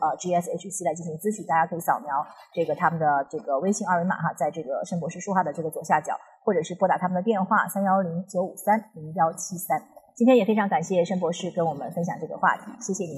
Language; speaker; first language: Chinese; native; Chinese